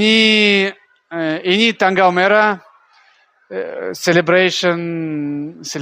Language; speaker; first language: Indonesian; non-native, learner; Russian